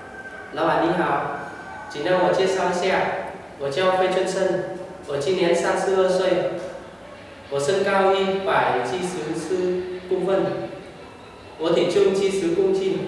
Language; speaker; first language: Chinese; non-native, learner; Vietnamese